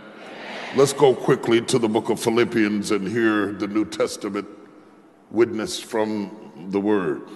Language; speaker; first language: English; native; English